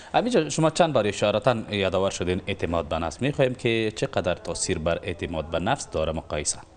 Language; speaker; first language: Persian; non-native, local second language; Pashto